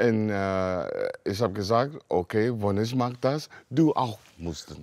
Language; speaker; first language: German; non-native, learner; English